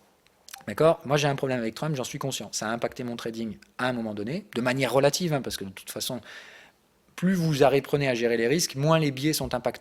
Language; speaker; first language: French; native; French